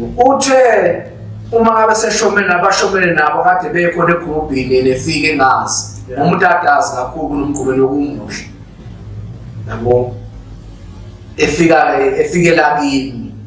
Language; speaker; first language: Zulu; native; Zulu